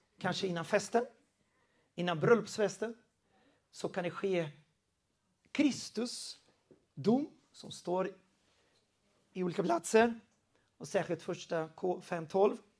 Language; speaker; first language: Swedish; non-native, fluent; Portuguese